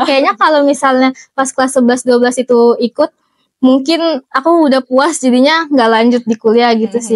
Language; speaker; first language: Indonesian; native; Indonesian